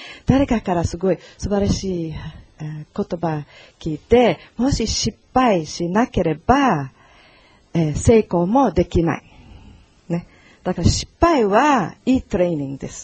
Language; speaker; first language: Japanese; non-native, learner; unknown